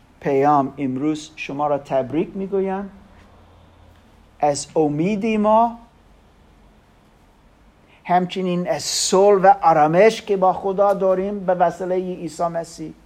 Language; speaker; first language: Persian; non-native, learner; German